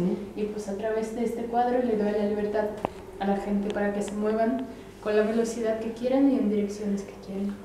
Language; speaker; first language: Spanish; early bilingual, other home language; Russian